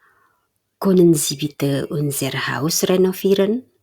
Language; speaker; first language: German; non-native, fluent; Indonesian